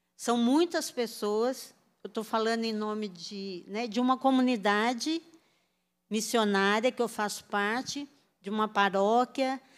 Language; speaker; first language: Portuguese; native; Portuguese